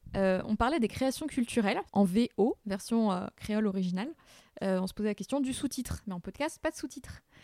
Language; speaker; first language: French; non-native, local second language; Réunion Creole French